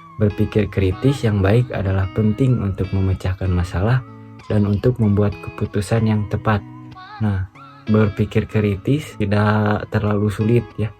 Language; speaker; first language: Indonesian; non-native, local second language; Sundanese